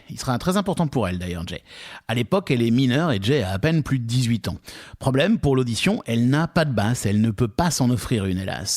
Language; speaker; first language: French; native; French